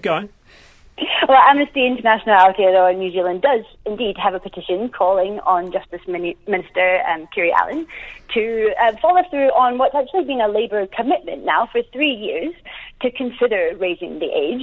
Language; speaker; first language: English; native; English